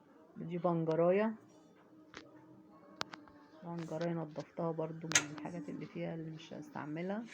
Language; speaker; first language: Arabic; native; Arabic